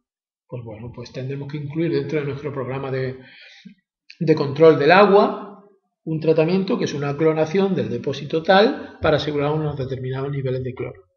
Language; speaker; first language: Spanish; native; Spanish